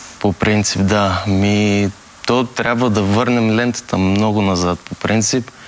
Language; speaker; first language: Bulgarian; early bilingual, heritage; Bulgarian